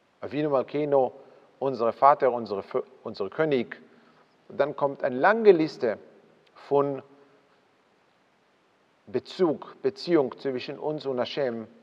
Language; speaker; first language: German; non-native, fluent; Hebrew